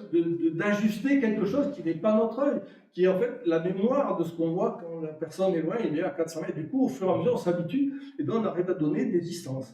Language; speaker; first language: French; native; French